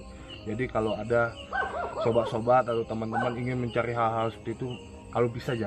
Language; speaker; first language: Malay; non-native, local second language; Balinese